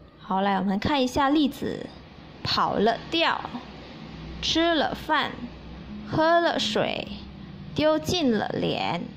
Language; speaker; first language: Chinese; early bilingual, heritage; Chinese